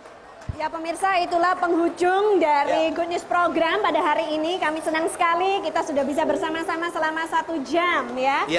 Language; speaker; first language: Indonesian; native; Indonesian